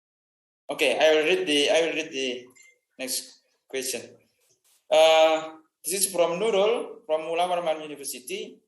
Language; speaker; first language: English; non-native, fluent; Indonesian